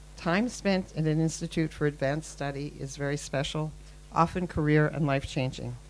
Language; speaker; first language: English; native; English